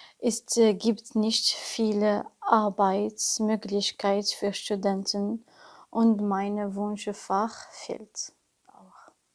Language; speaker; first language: German; non-native, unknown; Arabic